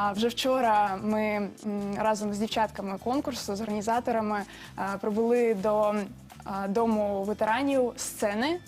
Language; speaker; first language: Ukrainian; native; Ukrainian